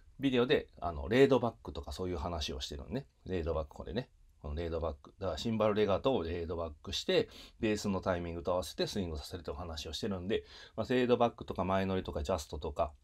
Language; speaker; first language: Japanese; native; Japanese